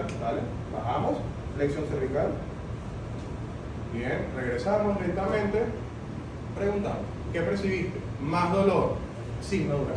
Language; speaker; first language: Spanish; native; Spanish